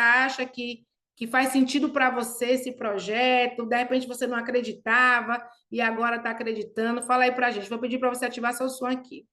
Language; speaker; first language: Portuguese; native; Portuguese